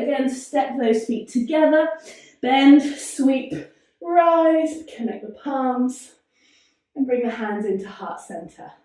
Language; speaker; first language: English; native; English